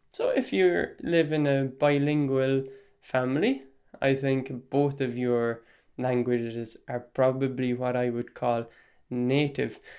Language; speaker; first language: English; non-native, local second language; Irish